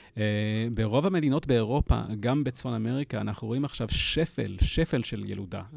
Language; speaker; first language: Hebrew; non-native, fluent; English